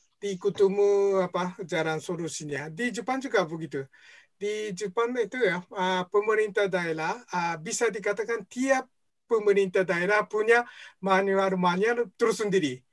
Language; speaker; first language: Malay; non-native, fluent; Japanese